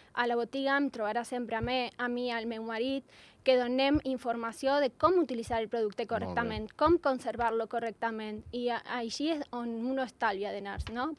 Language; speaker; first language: Catalan; non-native, learner; Spanish